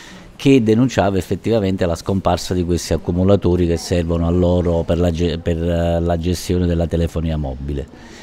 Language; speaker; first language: Italian; native; Italian